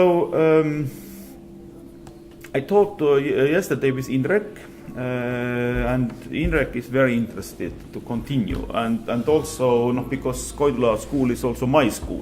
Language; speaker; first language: English; non-native, fluent; Estonian